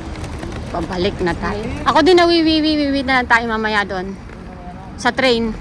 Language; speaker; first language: Filipino; native; Filipino